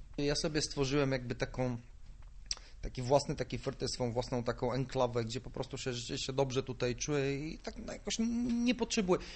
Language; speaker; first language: Polish; non-native, fluent; Bulgarian